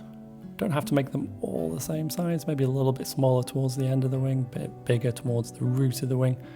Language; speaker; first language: English; native; English